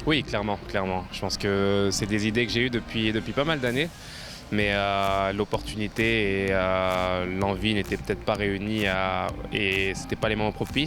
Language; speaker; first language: French; native; French